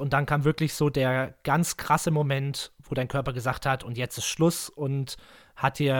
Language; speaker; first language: German; native; German